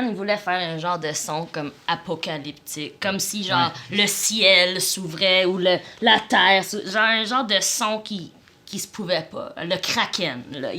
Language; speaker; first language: French; native; French